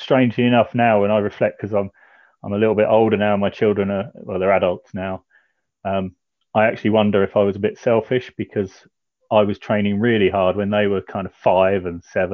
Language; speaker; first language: English; native; English